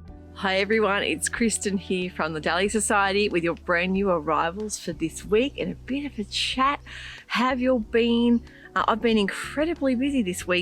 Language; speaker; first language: English; native; English